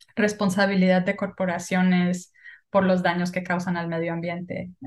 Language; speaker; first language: Spanish; early bilingual, heritage; Spanish